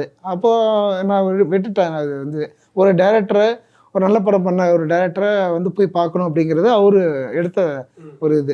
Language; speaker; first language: Tamil; native; Tamil